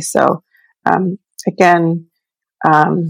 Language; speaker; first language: English; native; English